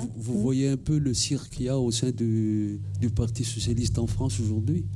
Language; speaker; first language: French; non-native, local second language; Malagasy